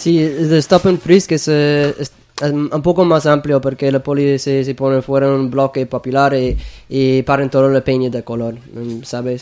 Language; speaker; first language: Spanish; non-native, fluent; English